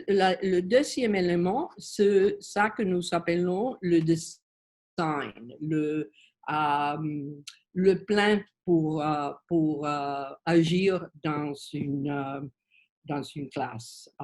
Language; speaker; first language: French; non-native, learner; Spanish